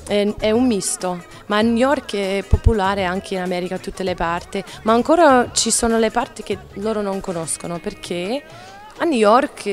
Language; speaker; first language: Italian; non-native, learner; English